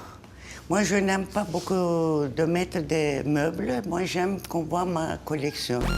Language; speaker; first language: French; non-native, fluent; Turkish